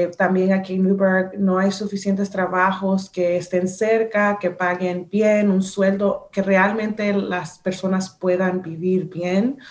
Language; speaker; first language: Spanish; early bilingual, heritage; Spanish